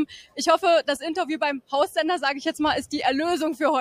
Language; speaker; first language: German; native; German